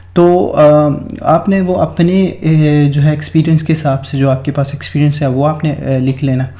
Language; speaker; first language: Urdu; non-native, local second language; Punjabi